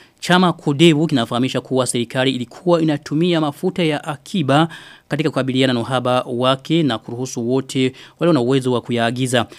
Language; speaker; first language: Swahili; non-native, local second language; Rundi